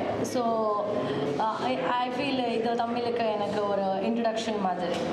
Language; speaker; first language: Tamil; non-native, learner; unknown